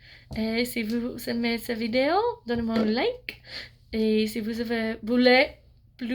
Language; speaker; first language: French; non-native, fluent; English